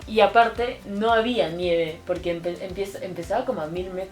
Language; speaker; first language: Spanish; native; Spanish